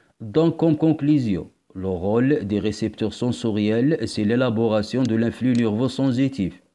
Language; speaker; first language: French; non-native, local second language; Arabic